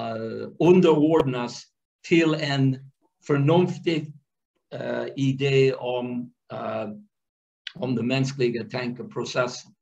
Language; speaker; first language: Swedish; non-native, fluent; English